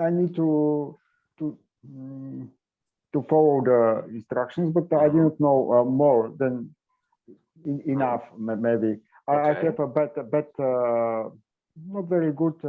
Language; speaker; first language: English; non-native, learner; Bulgarian